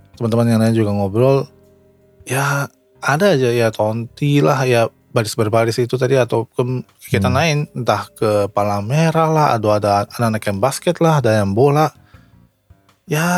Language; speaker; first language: Indonesian; native; Indonesian